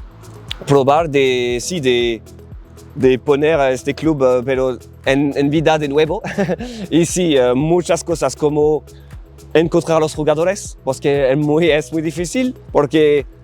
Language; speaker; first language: Spanish; non-native, learner; French